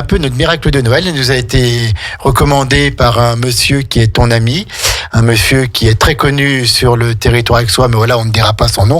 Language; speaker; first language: French; native; French